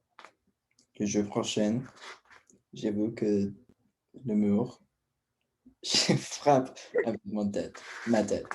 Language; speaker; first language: French; non-native, learner; English